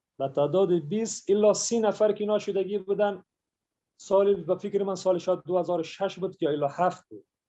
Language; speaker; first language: Tajik; early bilingual, heritage; Persian